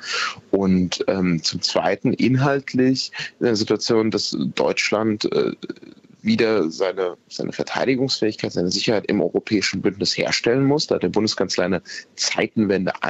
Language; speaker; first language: German; native; German